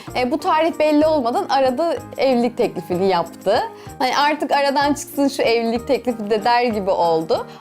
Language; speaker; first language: Turkish; native; Turkish